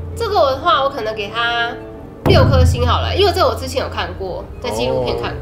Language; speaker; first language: Chinese; native; Chinese